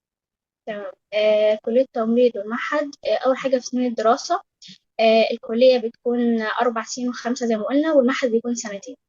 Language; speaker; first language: Arabic; native; Arabic